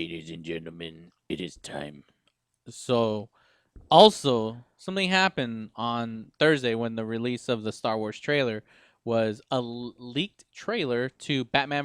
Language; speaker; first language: English; native; English